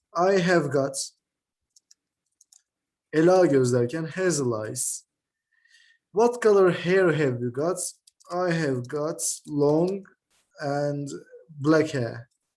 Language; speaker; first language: English; non-native, fluent; Turkish